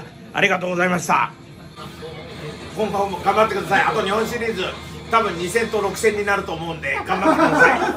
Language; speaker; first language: Japanese; native; Japanese